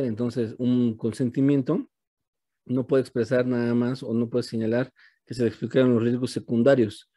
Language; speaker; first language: Spanish; native; Spanish